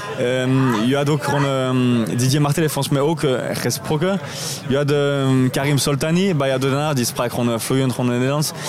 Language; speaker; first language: Dutch; non-native, fluent; French